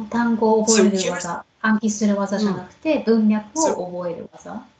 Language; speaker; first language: Japanese; native; Japanese